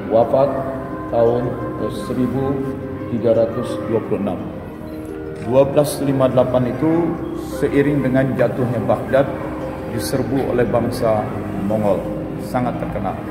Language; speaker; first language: Indonesian; native; Indonesian